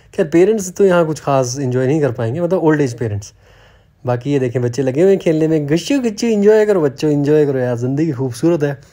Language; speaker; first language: Hindi; native; Hindi